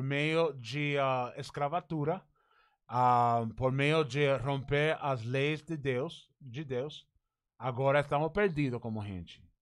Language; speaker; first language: Portuguese; non-native, learner; Spanish